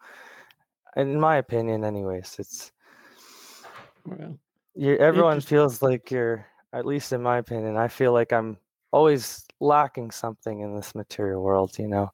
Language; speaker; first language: English; native; English